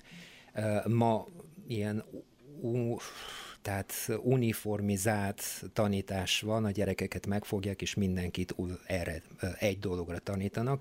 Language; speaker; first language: Hungarian; non-native, fluent; Bulgarian